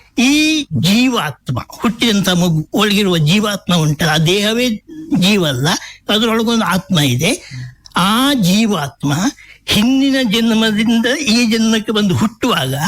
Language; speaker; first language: Kannada; native; Kannada